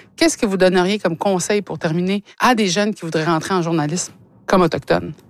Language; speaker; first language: French; native; French